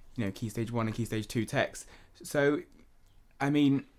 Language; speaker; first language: English; native; English